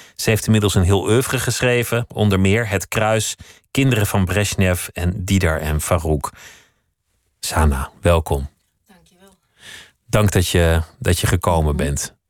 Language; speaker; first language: Dutch; native; Dutch